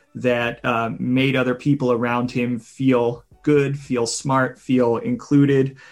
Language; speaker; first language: English; native; English